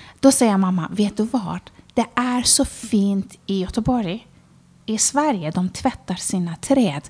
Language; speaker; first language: Swedish; non-native, fluent; Persian